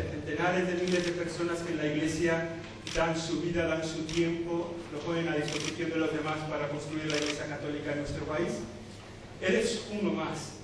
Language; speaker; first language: Spanish; native; Spanish